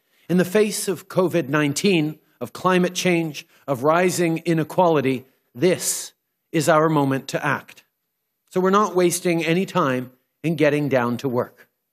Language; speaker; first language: English; early bilingual, other home language; French